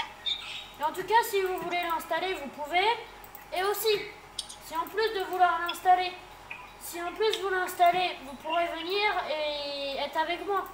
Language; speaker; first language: French; native; French